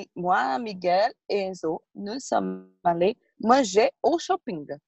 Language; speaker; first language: French; non-native, learner; Portuguese